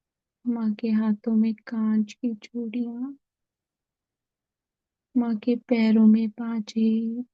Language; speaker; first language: Hindi; native; Hindi